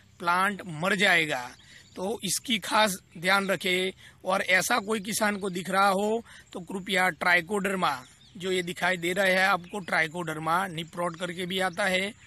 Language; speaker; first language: Hindi; non-native, local second language; Gujarati